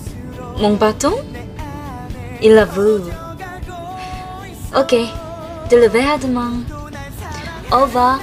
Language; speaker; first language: French; non-native, learner; Korean